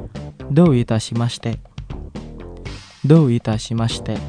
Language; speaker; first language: Japanese; non-native, fluent; Indonesian